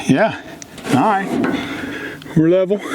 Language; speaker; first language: English; native; English